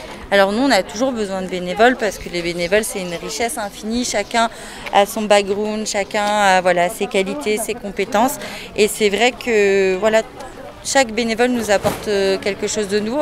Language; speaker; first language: French; native; French